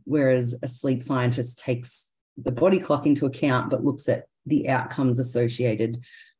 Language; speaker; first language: English; native; English